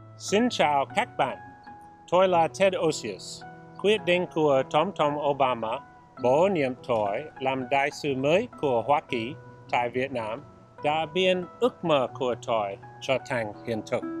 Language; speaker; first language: Vietnamese; non-native, learner; English